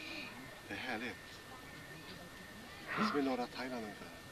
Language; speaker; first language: Swedish; native; Swedish